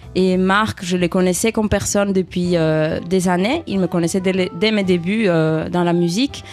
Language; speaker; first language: French; early bilingual, other home language; Greek